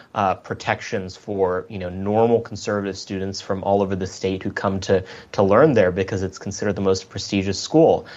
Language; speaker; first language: English; native; English